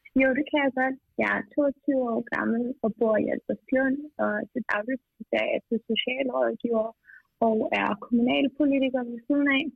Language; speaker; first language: Danish; early bilingual, other home language; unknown